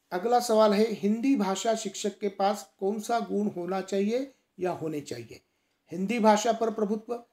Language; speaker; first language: Hindi; non-native, local second language; Marathi